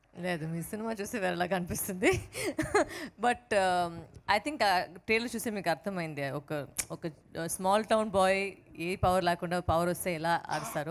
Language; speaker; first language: Telugu; non-native, fluent; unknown